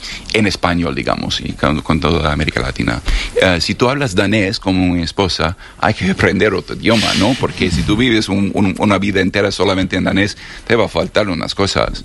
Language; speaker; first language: Spanish; non-native, fluent; English